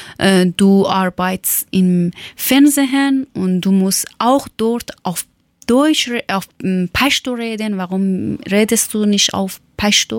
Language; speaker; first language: German; non-native, learner; Persian